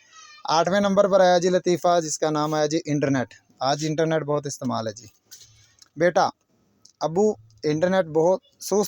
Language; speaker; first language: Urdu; non-native, local second language; Punjabi